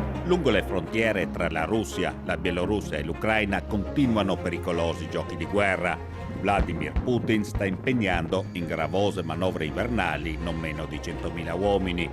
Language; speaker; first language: Italian; native; Italian